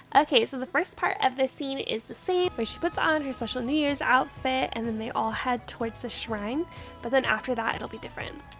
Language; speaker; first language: English; native; English